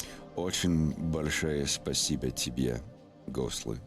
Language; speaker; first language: Russian; non-native, learner; English